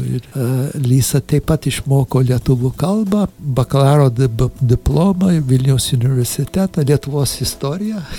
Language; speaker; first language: Lithuanian; early bilingual, heritage; Lithuanian